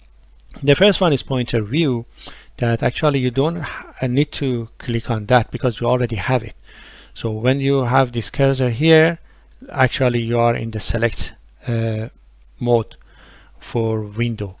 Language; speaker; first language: English; non-native, fluent; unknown